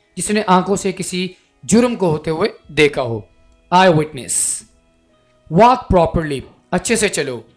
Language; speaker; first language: Urdu; native; Urdu